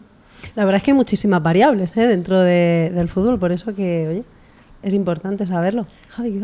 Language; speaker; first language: Spanish; native; Spanish